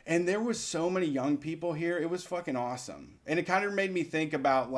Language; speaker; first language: English; native; English